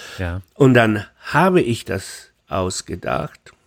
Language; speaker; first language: German; non-native, fluent; Polish